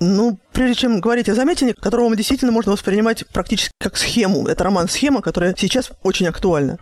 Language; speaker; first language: Russian; native; Russian